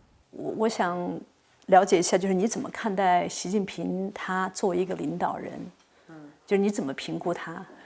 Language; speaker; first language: Chinese; native; Chinese